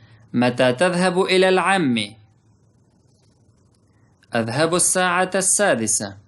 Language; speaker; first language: Arabic; non-native, fluent; Pashto